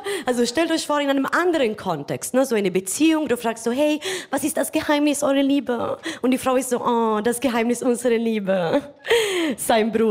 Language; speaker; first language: German; non-native, fluent; Italian